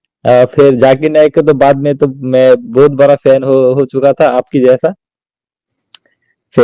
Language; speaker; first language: Hindi; non-native, learner; Bangla